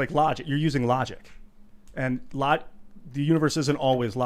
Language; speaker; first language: English; native; English